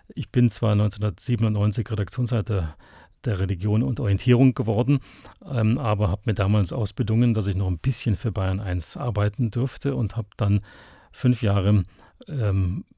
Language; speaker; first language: German; native; German